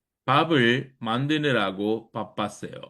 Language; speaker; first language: Korean; non-native, fluent; Sinhala